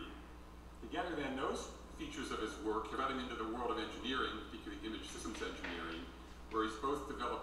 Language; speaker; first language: English; native; English